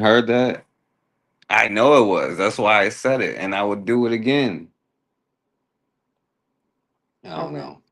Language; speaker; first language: English; native; English